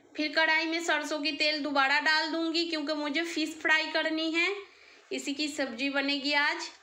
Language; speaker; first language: Hindi; non-native, local second language; Bangla